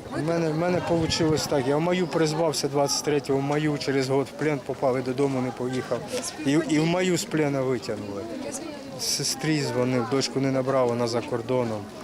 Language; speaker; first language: Ukrainian; native; Ukrainian